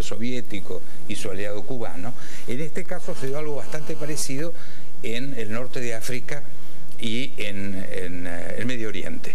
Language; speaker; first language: Spanish; native; Spanish